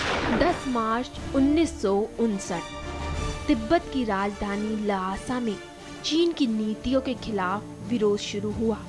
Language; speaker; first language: Hindi; native; Hindi